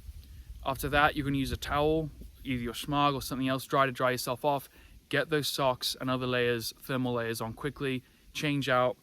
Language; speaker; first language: English; native; English